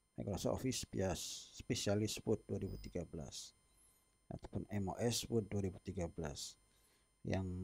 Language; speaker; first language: Indonesian; native; Indonesian